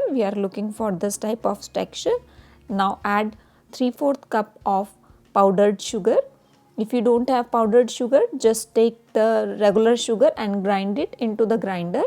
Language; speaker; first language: English; non-native, local second language; Hindi